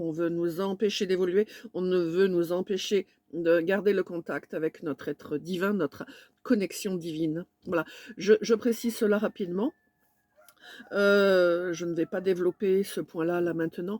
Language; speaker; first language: French; native; French